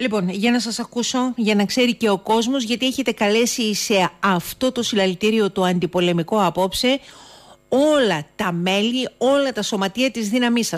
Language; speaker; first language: Greek; native; Greek